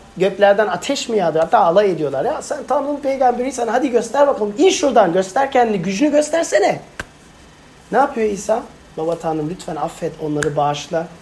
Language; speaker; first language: Turkish; non-native, fluent; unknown